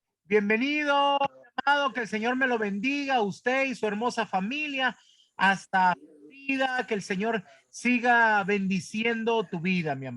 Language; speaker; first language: Spanish; native; Spanish